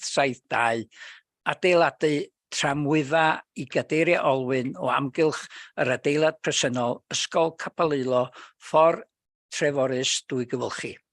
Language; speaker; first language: Welsh; native; Welsh